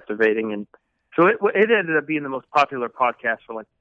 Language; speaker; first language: English; native; English